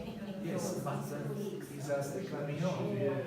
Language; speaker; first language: English; non-native, learner; Italian